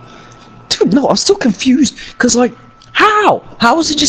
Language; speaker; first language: English; native; English